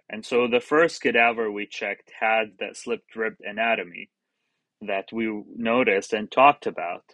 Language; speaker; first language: English; non-native, fluent; Arabic